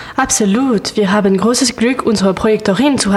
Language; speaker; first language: German; non-native, learner; French